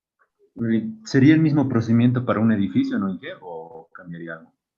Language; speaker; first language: Spanish; native; Spanish